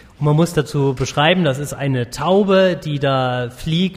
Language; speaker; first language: German; native; German